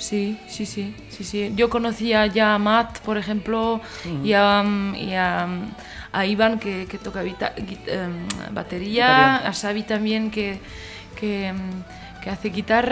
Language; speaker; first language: Spanish; non-native, fluent; French